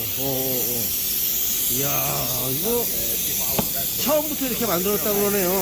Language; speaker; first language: Korean; native; Korean